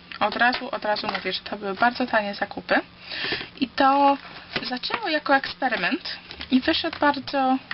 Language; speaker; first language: Polish; early bilingual, heritage; Polish